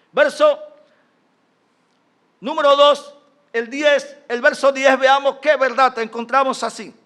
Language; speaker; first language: Spanish; native; Spanish